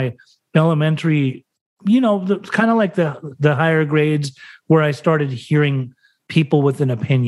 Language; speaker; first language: English; early bilingual, other home language; German